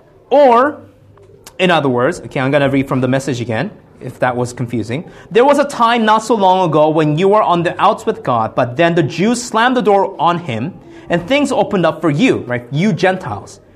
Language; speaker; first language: English; early bilingual, other home language; Korean